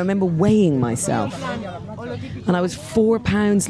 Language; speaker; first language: English; native; English